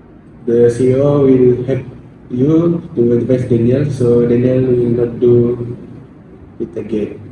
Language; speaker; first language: English; non-native, learner; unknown